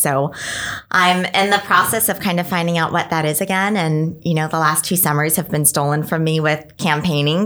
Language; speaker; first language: English; native; English